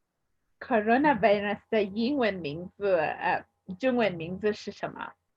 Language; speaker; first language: Chinese; non-native, fluent; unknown